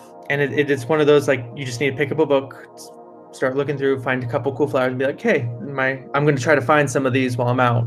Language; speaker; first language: English; native; English